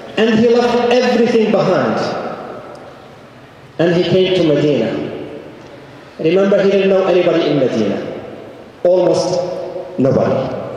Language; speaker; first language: English; non-native, fluent; Arabic